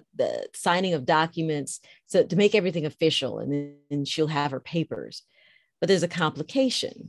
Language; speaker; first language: English; native; English